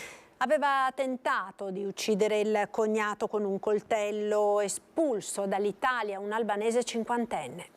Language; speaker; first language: Italian; native; Italian